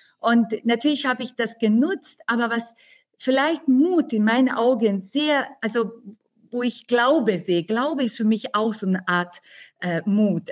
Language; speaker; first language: German; non-native, fluent; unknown